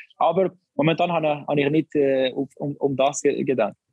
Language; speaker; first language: German; non-native, learner; Albanian